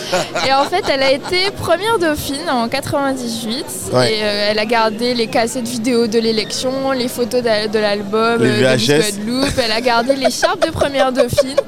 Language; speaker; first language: French; native; French